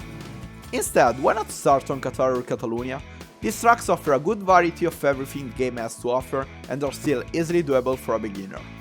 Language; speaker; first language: English; non-native, fluent; German